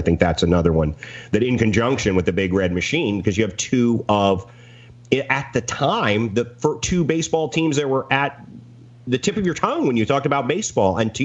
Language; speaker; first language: English; native; English